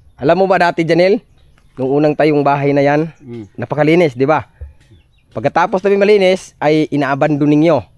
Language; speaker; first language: Filipino; non-native, local second language; Cebuano